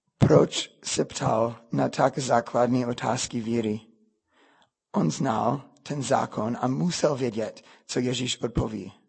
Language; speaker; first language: Czech; non-native, fluent; English